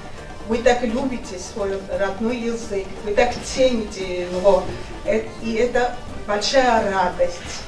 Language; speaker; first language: Russian; non-native, fluent; Georgian